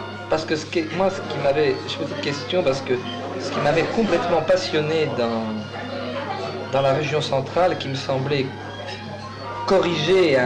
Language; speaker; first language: French; native; French